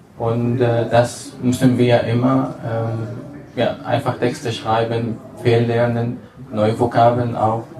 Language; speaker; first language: German; non-native, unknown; Arabic